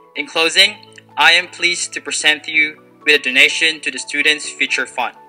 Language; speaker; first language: English; non-native, local second language; Filipino